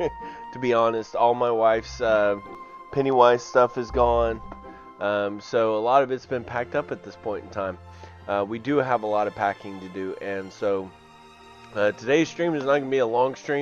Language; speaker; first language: English; native; English